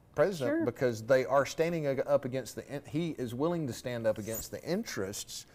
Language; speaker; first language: English; native; English